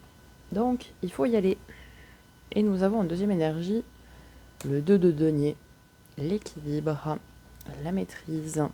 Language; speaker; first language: French; native; French